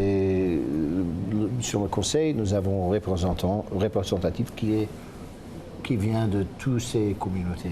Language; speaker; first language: French; non-native, local second language; English